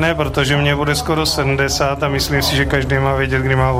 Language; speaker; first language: Czech; native; Czech